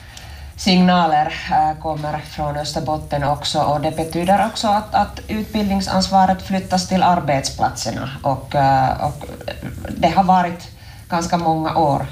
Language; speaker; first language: Swedish; non-native, local second language; Finnish